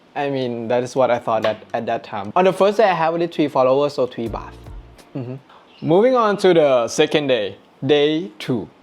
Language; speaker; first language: English; non-native, fluent; Thai